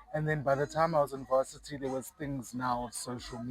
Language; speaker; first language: English; non-native, local second language; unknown